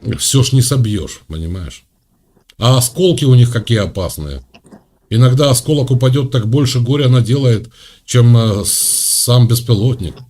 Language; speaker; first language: Russian; native; Russian